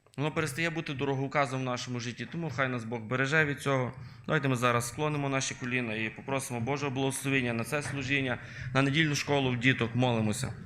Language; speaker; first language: Ukrainian; native; Ukrainian